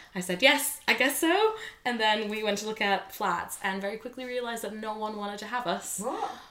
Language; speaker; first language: English; non-native, fluent; Dutch